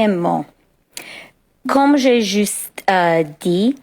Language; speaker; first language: French; non-native, local second language; English